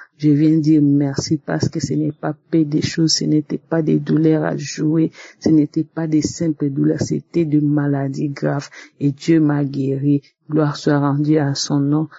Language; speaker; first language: French; non-native, local second language; Lingala